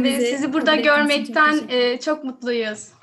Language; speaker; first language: Turkish; native; Turkish